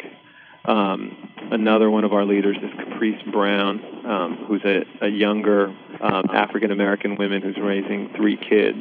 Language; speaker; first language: English; early bilingual, other home language; Sinhala